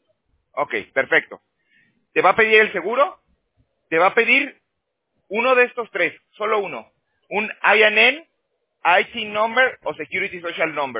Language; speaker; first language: Spanish; native; Spanish